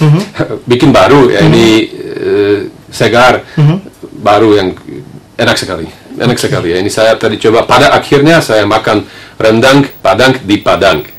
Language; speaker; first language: Indonesian; non-native, fluent; Slovak